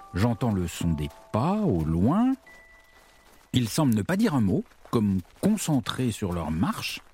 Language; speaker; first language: French; native; French